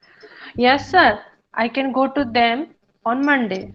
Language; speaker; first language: English; non-native, learner; Hindi